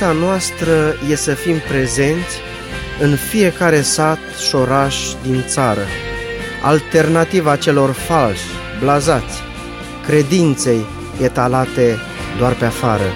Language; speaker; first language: Romanian; native; Romanian